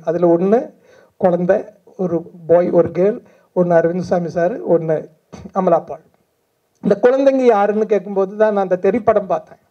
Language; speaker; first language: Tamil; non-native, fluent; Malayalam